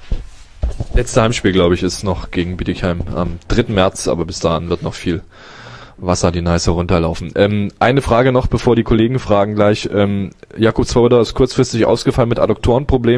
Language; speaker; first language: German; native; German